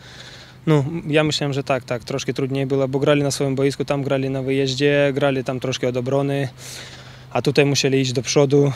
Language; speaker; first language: Polish; non-native, learner; Ukrainian